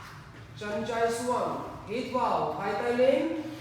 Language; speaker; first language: Vietnamese; non-native, learner; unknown